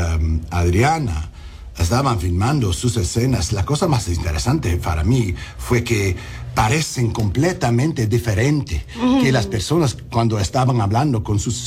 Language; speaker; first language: Spanish; non-native, learner; English